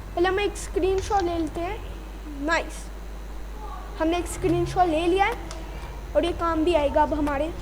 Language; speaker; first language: Urdu; native; Urdu